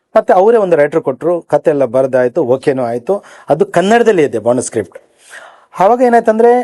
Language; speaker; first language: Kannada; native; Kannada